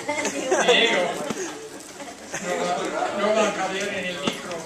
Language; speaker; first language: Spanish; non-native, fluent; English